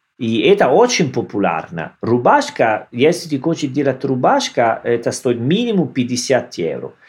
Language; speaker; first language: Russian; non-native, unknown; Italian